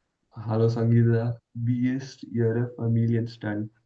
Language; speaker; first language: German; non-native, learner; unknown